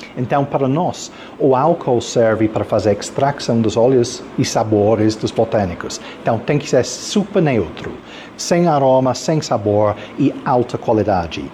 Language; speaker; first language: Portuguese; non-native, fluent; English